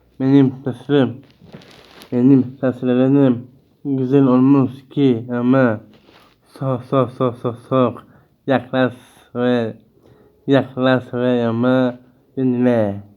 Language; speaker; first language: Turkish; early bilingual, heritage; Turkish